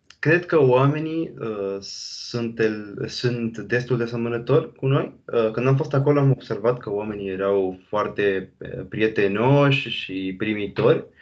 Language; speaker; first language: Romanian; non-native, fluent; Spanish